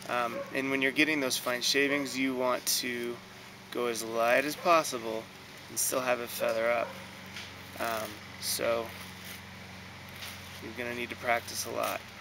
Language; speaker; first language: English; native; English